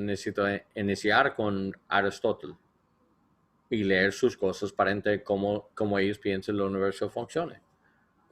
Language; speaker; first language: Spanish; non-native, learner; English